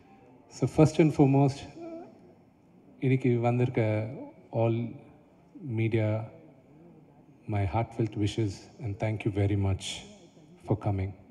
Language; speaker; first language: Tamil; non-native, local second language; Telugu